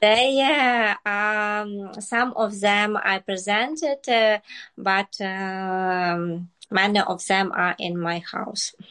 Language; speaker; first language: English; non-native, learner; Ukrainian